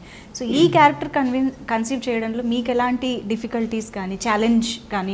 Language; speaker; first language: Telugu; native; Telugu